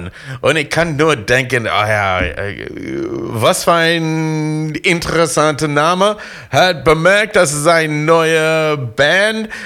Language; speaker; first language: German; non-native, fluent; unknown